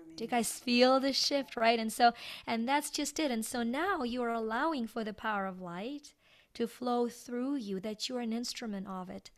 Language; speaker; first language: English; non-native, fluent; Ukrainian